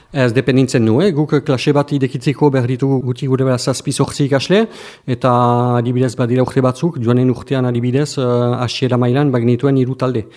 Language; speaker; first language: Basque; native; Basque